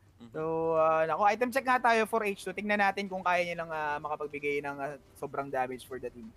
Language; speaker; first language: Filipino; native; Filipino